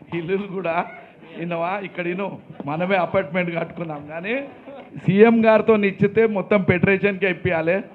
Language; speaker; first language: Telugu; native; Telugu